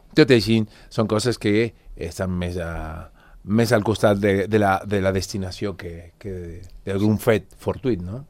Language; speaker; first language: Catalan; non-native, fluent; Spanish